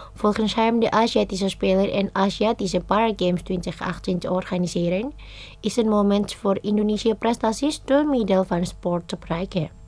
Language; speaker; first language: Dutch; non-native, fluent; Indonesian